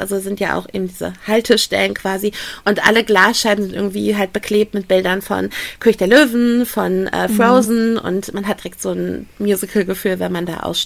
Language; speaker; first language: German; native; German